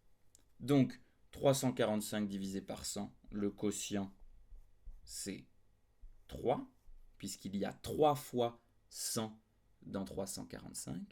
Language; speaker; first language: French; native; French